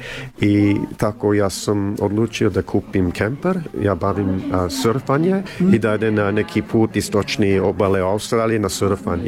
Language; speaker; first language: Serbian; early bilingual, heritage; Serbian